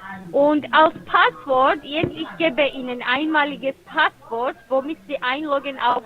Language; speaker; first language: German; non-native, fluent; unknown